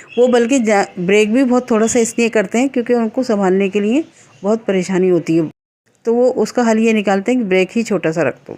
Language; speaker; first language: Urdu; native; Urdu